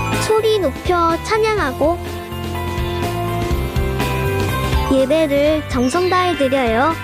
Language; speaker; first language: Korean; native; Korean